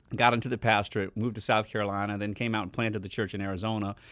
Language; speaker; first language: English; native; English